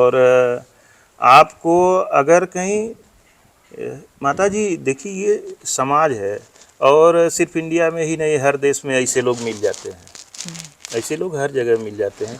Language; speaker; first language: Hindi; native; Hindi